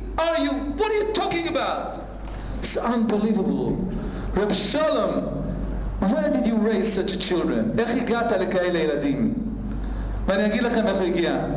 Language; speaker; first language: Hebrew; native; Hebrew